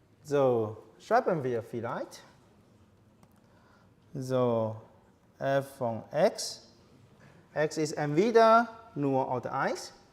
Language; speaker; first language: German; non-native, learner; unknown